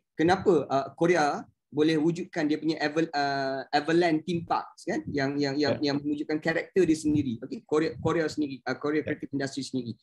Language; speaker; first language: Malay; native; Malay